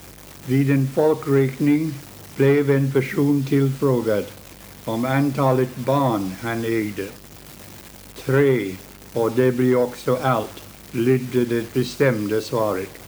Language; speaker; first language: Swedish; early bilingual, heritage; Swedish